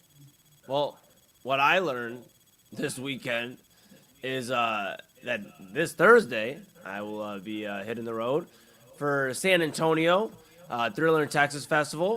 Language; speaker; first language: English; native; English